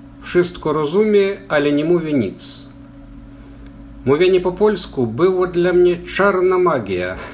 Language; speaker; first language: Polish; non-native, learner; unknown